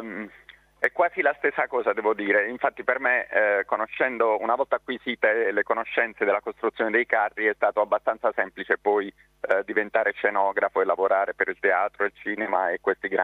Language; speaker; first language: Italian; native; Italian